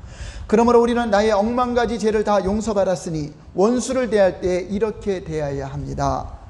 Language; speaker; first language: Korean; native; Korean